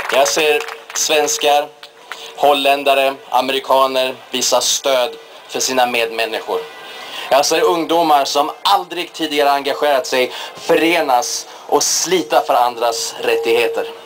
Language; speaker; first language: Swedish; early bilingual, other home language; Persian